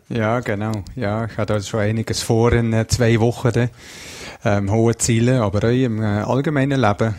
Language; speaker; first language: German; non-native, local second language; Dutch